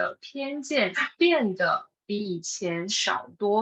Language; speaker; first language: Chinese; non-native, fluent; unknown